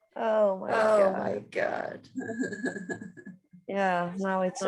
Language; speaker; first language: English; non-native, learner; Portuguese